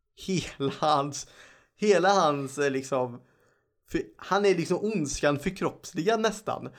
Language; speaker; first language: Swedish; native; Swedish